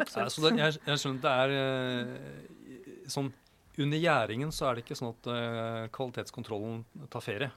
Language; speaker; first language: Norwegian; native; Norwegian